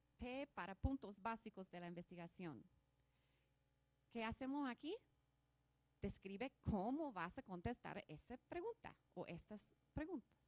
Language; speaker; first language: Spanish; non-native, fluent; English